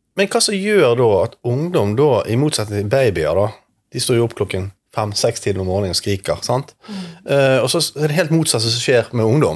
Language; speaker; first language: Norwegian; native; Norwegian